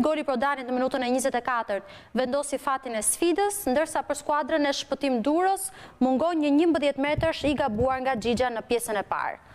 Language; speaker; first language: Albanian; native; Albanian